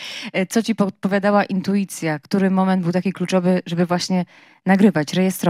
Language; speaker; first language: Polish; native; Polish